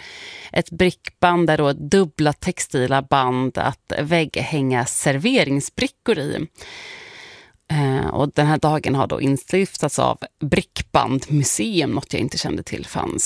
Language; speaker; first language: Swedish; native; Swedish